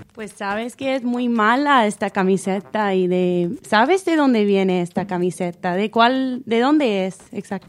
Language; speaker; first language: Spanish; non-native, fluent; English